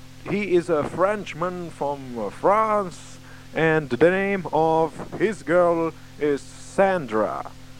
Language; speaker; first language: English; non-native, learner; Romanian